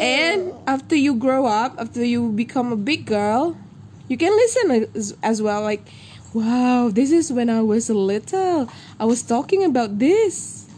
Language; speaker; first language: English; non-native, local second language; Indonesian